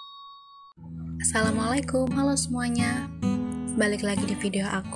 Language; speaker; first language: Indonesian; native; Indonesian